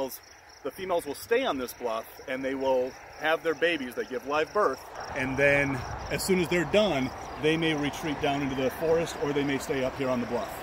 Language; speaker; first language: English; native; English